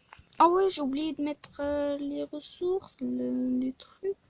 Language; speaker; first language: French; non-native, learner; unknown